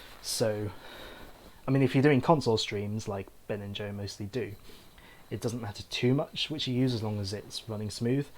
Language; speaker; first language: English; native; English